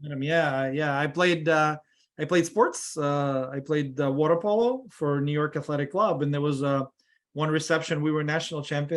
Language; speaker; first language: English; non-native, fluent; Russian